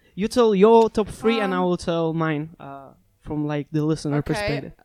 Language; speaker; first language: English; non-native, fluent; Polish